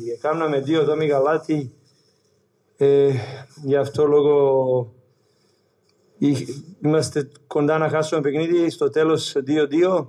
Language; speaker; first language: Greek; non-native, learner; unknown